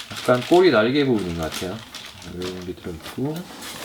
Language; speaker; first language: Korean; native; Korean